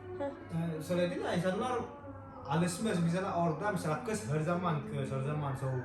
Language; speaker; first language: Turkish; non-native, learner; Indonesian